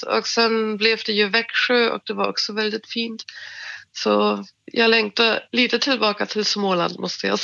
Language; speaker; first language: Swedish; non-native, fluent; German